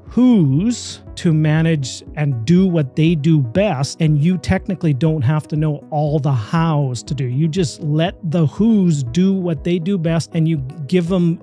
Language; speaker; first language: English; native; English